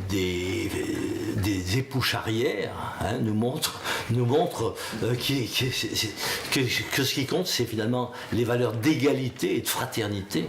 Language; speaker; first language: French; native; French